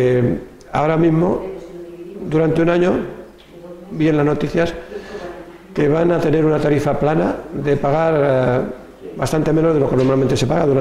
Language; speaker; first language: Spanish; native; Spanish